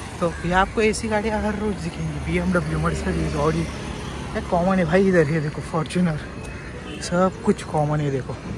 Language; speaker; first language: Hindi; non-native, local second language; Marathi